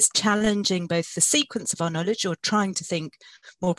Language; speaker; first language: English; native; English